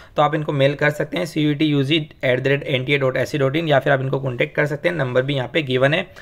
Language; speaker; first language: Hindi; native; Hindi